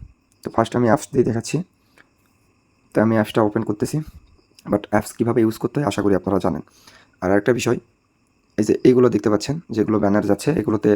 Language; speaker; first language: Bangla; native; Bangla